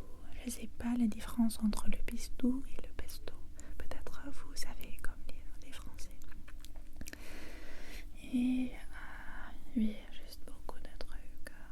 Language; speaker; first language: French; non-native, fluent; English